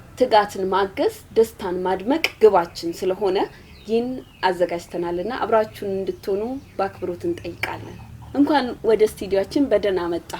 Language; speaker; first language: Amharic; non-native, local second language; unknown